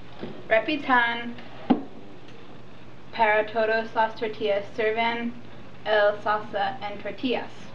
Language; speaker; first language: Spanish; non-native, learner; English